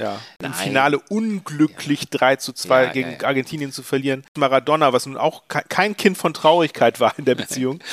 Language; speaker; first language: German; native; German